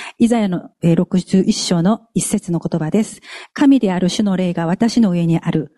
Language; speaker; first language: Japanese; non-native, fluent; Korean